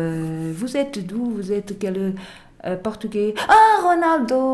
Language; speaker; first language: French; non-native, learner; Portuguese